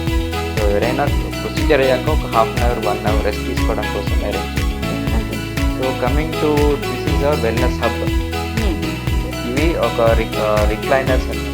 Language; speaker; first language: Telugu; native; Telugu